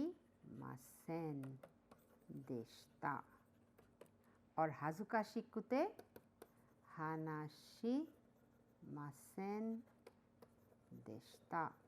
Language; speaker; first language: Japanese; non-native, fluent; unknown